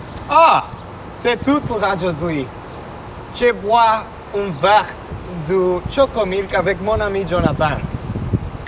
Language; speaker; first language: French; non-native, learner; Spanish